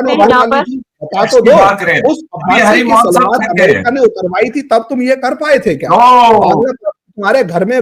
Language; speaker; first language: Hindi; native; Hindi